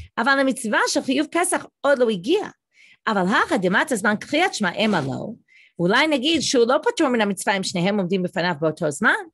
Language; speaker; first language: Hebrew; non-native, fluent; English